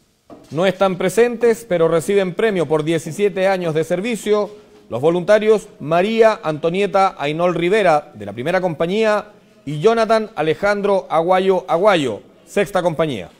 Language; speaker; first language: Spanish; native; Spanish